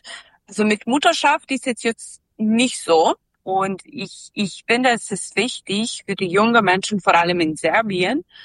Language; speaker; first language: German; non-native, fluent; Serbian